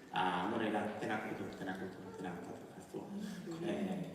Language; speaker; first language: Māori; non-native, learner; Italian